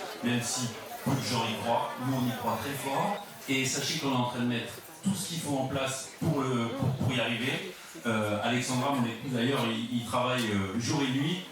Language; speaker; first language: French; native; French